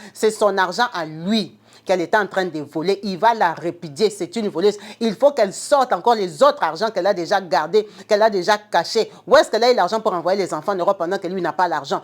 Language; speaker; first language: French; non-native, local second language; Lingala